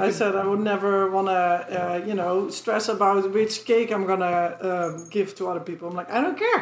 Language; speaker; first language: English; non-native, fluent; Dutch